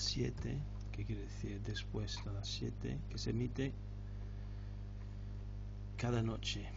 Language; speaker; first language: Spanish; non-native, fluent; English